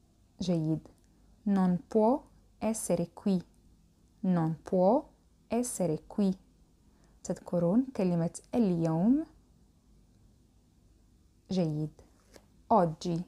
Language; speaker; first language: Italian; non-native, fluent; Arabic